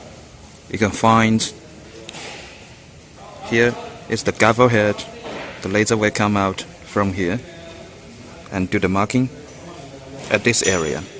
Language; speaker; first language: English; non-native, learner; Chinese